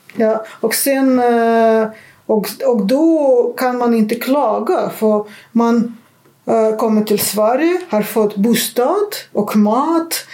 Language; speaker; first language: Swedish; non-native, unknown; Russian